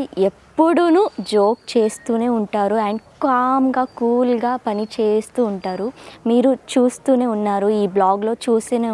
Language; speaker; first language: Telugu; non-native, learner; Kannada